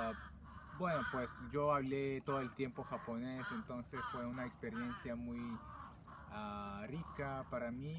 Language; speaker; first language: Spanish; non-native, fluent; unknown